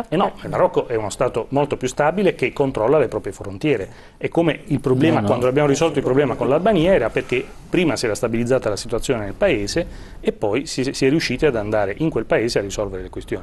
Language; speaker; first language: Italian; native; Italian